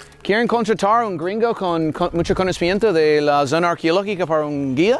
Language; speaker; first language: Spanish; non-native, fluent; English